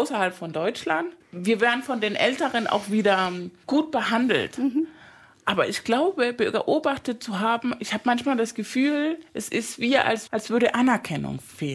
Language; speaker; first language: German; non-native, fluent; Spanish